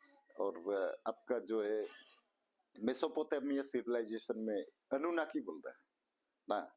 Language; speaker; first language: Hindi; non-native, local second language; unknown